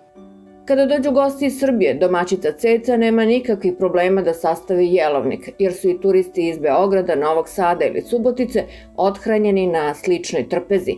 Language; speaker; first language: Serbian; native; Serbian